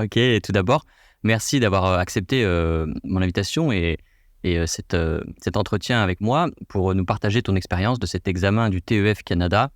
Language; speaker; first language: French; native; French